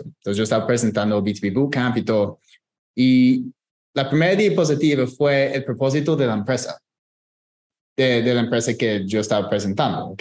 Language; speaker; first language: Spanish; non-native, fluent; English